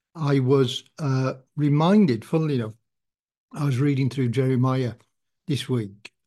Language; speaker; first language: English; native; English